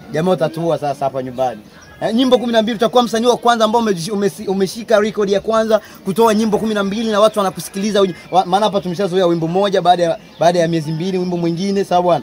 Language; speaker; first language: Swahili; native; Swahili